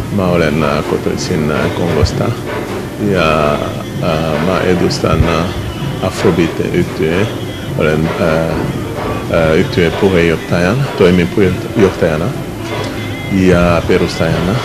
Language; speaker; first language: Finnish; non-native, fluent; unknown